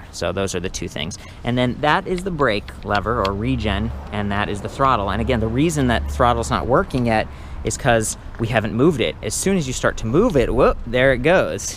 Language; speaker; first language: English; native; English